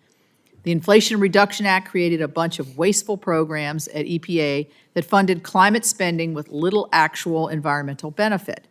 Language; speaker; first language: English; native; English